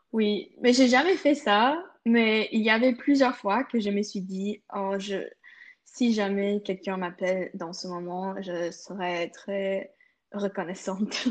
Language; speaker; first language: French; non-native, local second language; English